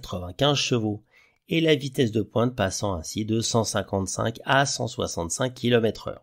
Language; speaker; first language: French; native; French